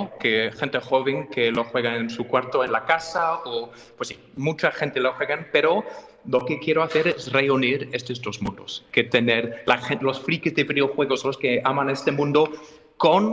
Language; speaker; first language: Spanish; non-native, fluent; English